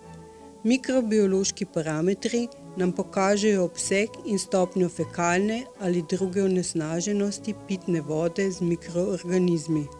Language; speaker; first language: Slovenian; native; Slovenian